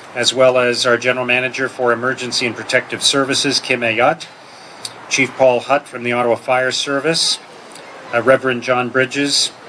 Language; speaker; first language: English; native; English